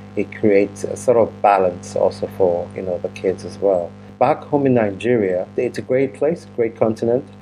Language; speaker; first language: English; non-native, local second language; Yoruba